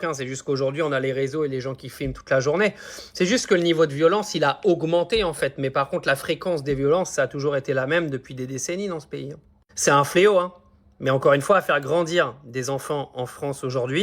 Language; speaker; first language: French; native; French